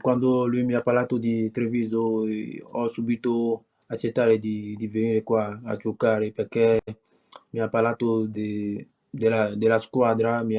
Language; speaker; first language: Italian; non-native, learner; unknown